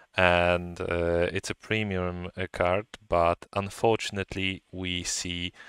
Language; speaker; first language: English; non-native, fluent; Polish